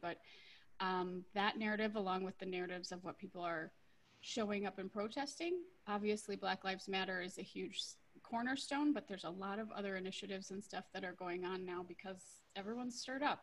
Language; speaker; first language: English; native; English